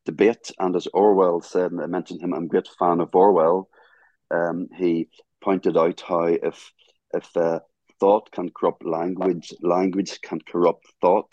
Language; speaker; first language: English; native; English